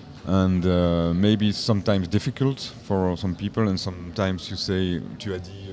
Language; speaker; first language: English; non-native, learner; French